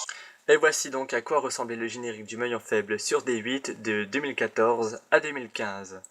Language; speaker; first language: French; native; French